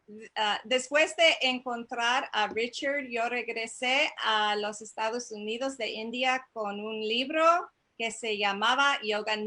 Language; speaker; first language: Spanish; non-native, fluent; English